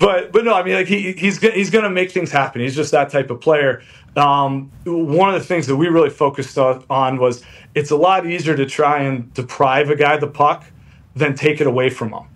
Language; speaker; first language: English; native; English